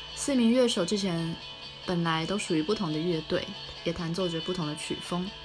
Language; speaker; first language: Chinese; non-native, local second language; Min Nan Chinese